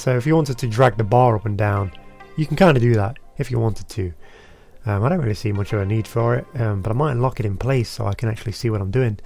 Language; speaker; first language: English; native; English